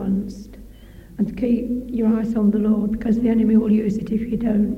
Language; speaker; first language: English; native; English